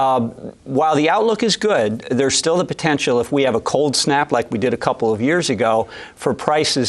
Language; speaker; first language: English; native; English